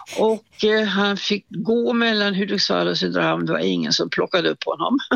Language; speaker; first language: Swedish; native; Swedish